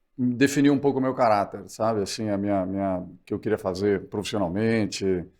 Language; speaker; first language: Portuguese; early bilingual, other home language; Spanish